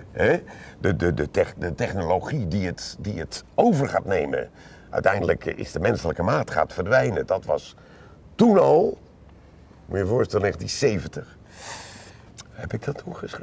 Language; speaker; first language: Dutch; native; Dutch